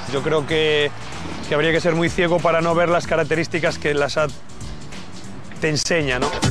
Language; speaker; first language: Spanish; native; Spanish